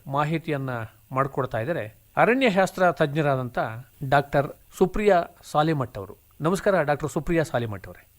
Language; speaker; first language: Kannada; native; Kannada